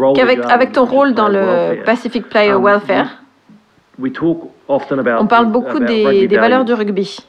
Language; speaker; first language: French; non-native, fluent; English